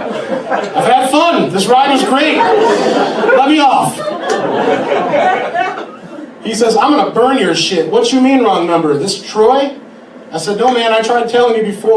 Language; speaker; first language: English; native; English